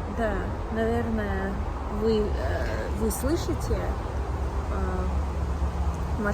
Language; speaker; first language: Russian; non-native, learner; English